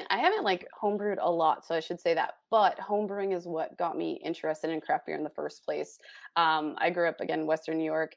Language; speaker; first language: English; native; English